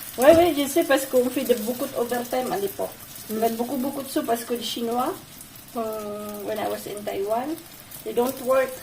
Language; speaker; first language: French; non-native, learner; Filipino